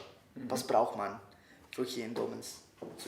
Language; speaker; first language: German; non-native, learner; Spanish